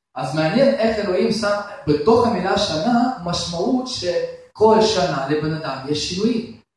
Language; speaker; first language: Hebrew; non-native, fluent; Russian